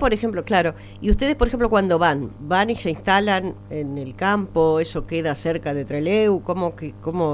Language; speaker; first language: Spanish; native; Spanish